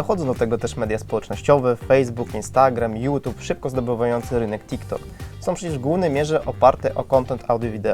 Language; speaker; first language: Polish; native; Polish